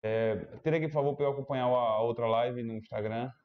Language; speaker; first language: Portuguese; native; Portuguese